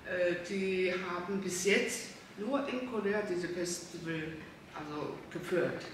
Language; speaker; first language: German; non-native, learner; Korean